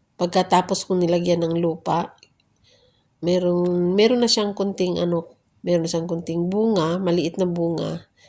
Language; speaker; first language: Filipino; native; Filipino